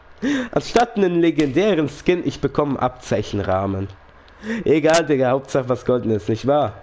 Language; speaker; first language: German; native; German